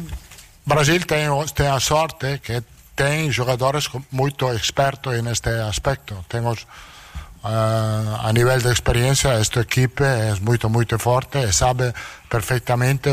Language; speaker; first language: Portuguese; non-native, learner; Italian